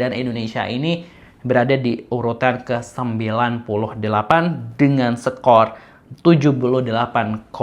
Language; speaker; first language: Indonesian; native; Indonesian